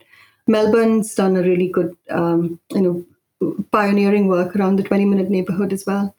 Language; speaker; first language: English; non-native, local second language; Malayalam